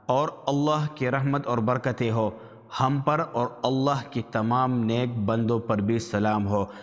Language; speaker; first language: Urdu; native; Urdu